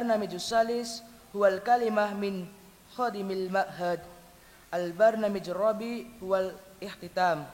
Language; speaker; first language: Arabic; non-native, learner; Indonesian